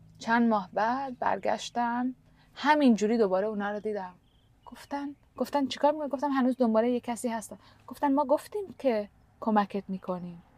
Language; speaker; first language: Persian; early bilingual, heritage; Persian